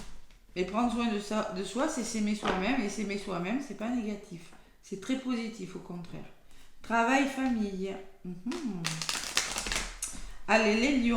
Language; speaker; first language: French; native; French